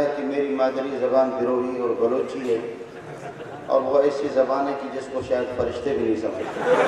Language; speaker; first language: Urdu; non-native, local second language; Brahui